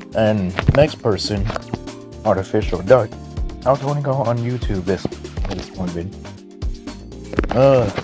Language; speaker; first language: English; native; English